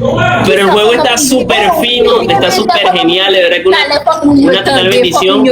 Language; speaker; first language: Spanish; native; Spanish